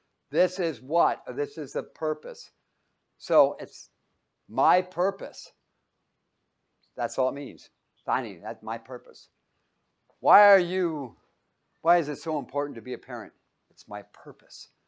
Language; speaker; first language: English; native; English